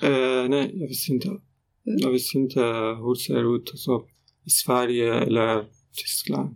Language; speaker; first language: Swedish; non-native, learner; Persian